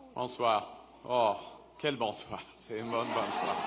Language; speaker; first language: French; non-native, local second language; English